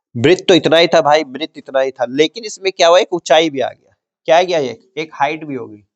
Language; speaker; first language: Hindi; native; Hindi